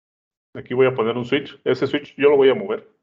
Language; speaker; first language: Spanish; native; Spanish